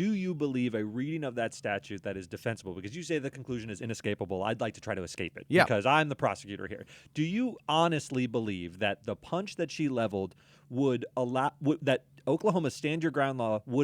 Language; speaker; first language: English; native; English